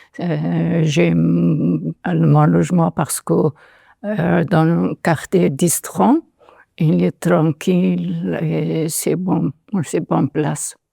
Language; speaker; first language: French; non-native, learner; Persian